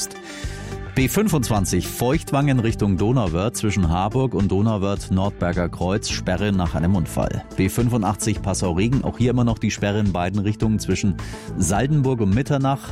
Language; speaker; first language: German; native; German